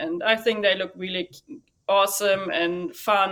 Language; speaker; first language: English; non-native, fluent; German